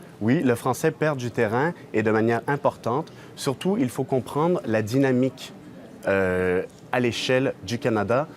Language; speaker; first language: French; native; French